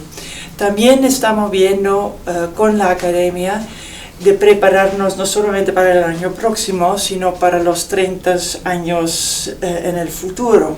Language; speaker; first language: Spanish; non-native, fluent; Dutch